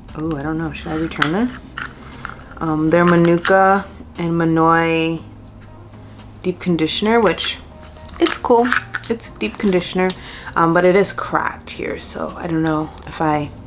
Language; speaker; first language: English; native; English